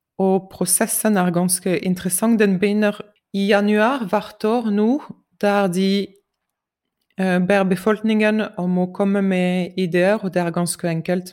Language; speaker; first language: Norwegian; non-native, fluent; French